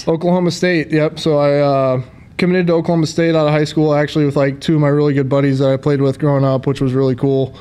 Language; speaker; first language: English; native; English